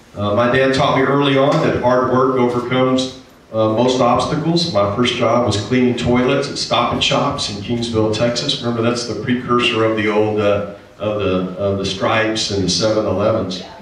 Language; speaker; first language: English; native; English